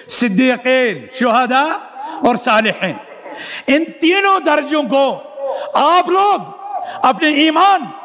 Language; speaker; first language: Urdu; non-native, local second language; Kashmiri